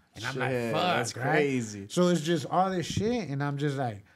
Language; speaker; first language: English; early bilingual, other home language; Spanish